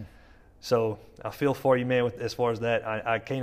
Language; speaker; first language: English; native; English